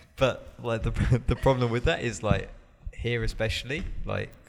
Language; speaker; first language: English; native; English